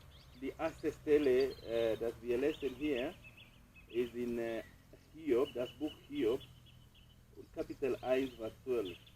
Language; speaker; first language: German; non-native, fluent; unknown